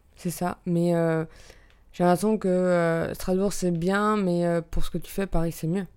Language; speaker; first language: French; native; French